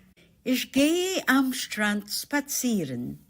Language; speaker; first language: German; non-native, fluent; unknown